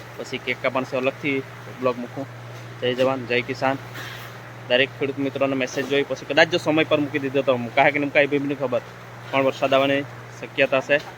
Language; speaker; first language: Gujarati; native; Gujarati